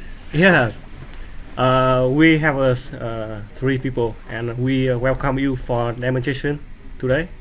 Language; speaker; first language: English; non-native, learner; Vietnamese